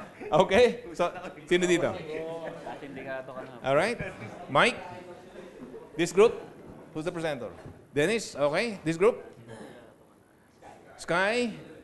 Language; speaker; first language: English; non-native, local second language; Filipino